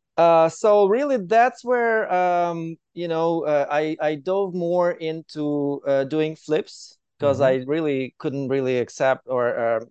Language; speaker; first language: English; non-native, fluent; Ukrainian